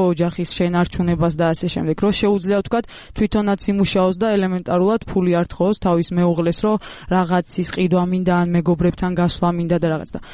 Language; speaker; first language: Georgian; non-native, local second language; Armenian